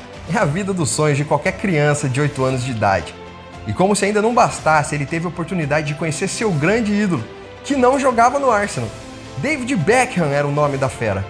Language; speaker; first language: Portuguese; native; Portuguese